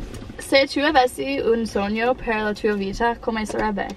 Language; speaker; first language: Italian; non-native, learner; English